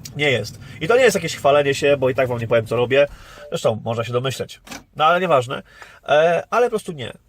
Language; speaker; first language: Polish; native; Polish